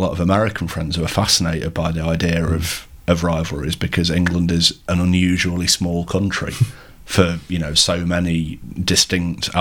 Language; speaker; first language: English; native; English